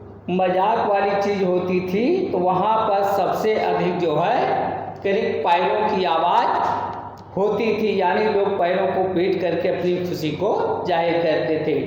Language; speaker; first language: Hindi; native; Hindi